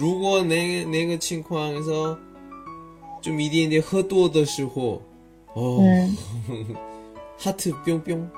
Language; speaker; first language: Chinese; non-native, learner; Korean